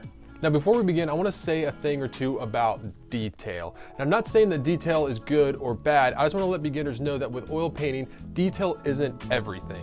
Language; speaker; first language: English; native; English